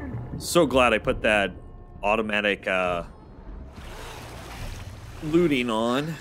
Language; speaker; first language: English; native; English